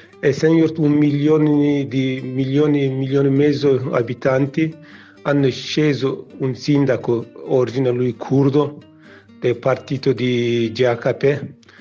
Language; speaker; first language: Italian; non-native, learner; Kurdish